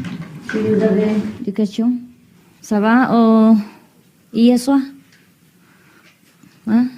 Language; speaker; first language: French; non-native, fluent; Vietnamese